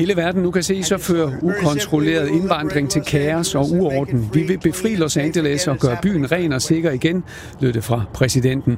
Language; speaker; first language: Danish; native; Danish